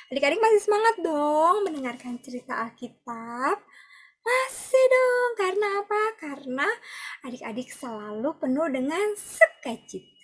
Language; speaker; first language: Indonesian; native; Indonesian